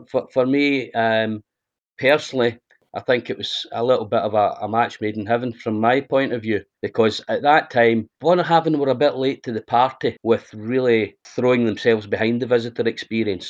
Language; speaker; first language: English; native; English